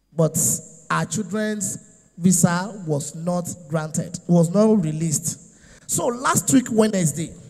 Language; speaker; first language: English; non-native, local second language; Yoruba